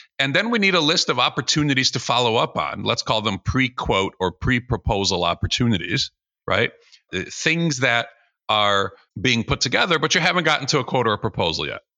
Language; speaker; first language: English; early bilingual, other home language; Russian